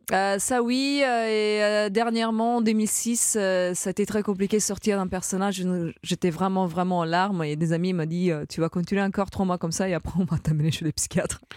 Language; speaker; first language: French; non-native, fluent; Italian